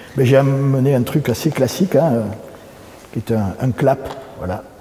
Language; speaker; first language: French; native; French